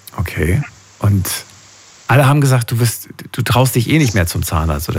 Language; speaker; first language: German; native; German